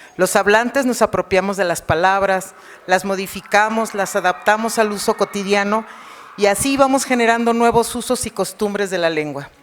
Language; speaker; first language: Spanish; native; Spanish